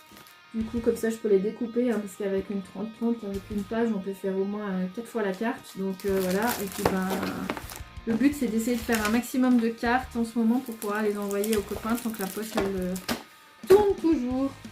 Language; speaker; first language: French; native; French